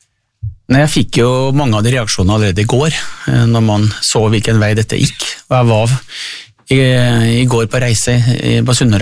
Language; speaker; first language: Norwegian; native; Norwegian